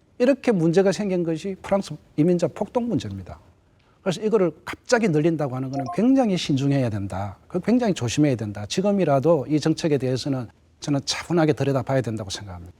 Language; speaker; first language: Korean; native; Korean